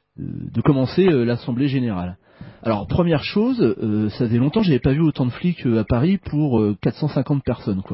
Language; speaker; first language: French; native; French